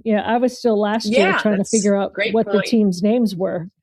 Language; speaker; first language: English; native; English